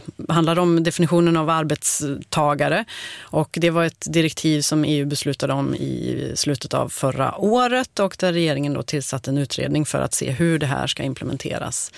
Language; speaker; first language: Swedish; native; Swedish